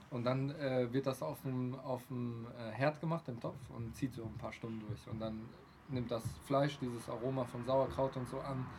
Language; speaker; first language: German; early bilingual, other home language; Polish